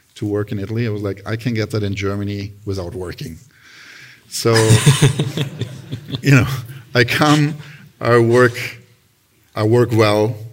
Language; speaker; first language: English; non-native, fluent; German